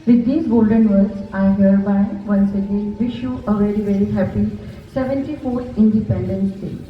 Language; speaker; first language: English; non-native, local second language; Hindi